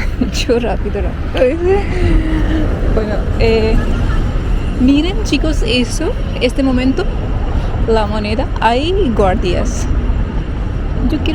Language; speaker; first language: Spanish; non-native, learner; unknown